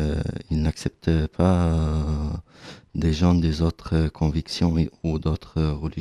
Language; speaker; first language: French; non-native, fluent; Arabic